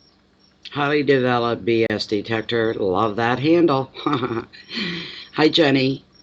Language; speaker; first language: English; native; English